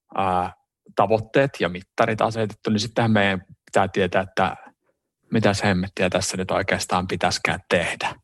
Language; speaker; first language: Finnish; native; Finnish